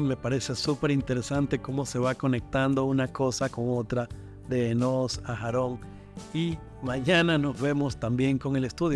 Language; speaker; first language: Spanish; native; Spanish